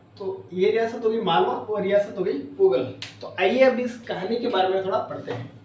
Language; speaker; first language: Hindi; native; Hindi